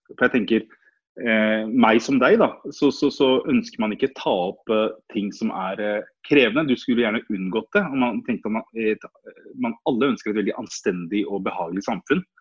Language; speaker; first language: Norwegian; early bilingual, other home language; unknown